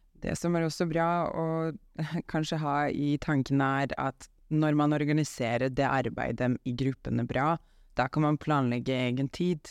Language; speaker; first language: Norwegian; non-native, fluent; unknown